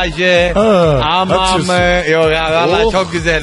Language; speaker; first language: Turkish; non-native, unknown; Italian